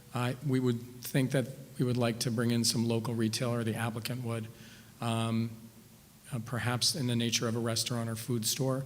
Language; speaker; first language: English; native; English